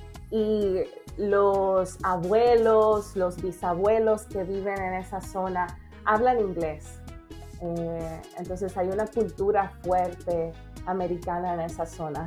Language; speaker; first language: Spanish; native; Spanish